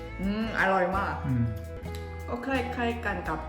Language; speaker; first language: Thai; early bilingual, heritage; Thai